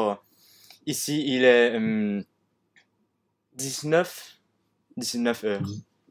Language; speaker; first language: French; non-native, learner; Cantonese